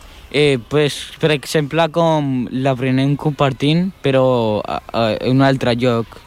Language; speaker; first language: Catalan; early bilingual, other home language; Polish